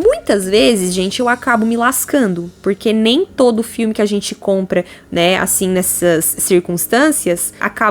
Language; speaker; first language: Portuguese; native; Portuguese